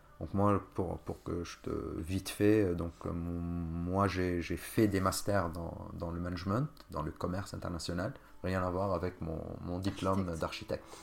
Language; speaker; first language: French; non-native, local second language; Arabic